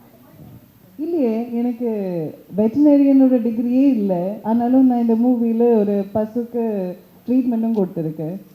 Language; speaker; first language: Tamil; early bilingual, heritage; Tamil